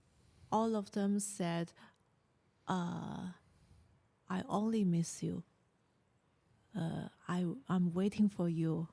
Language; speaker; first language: English; non-native, learner; Chinese